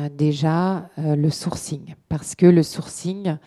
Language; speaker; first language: French; native; French